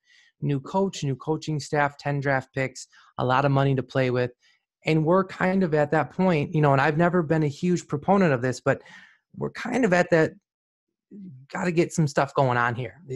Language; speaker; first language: English; native; English